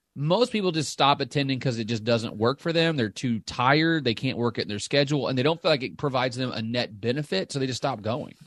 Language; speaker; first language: English; native; English